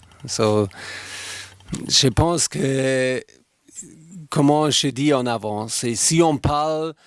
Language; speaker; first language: French; non-native, fluent; German